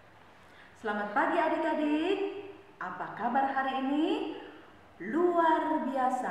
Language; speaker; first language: Indonesian; native; Indonesian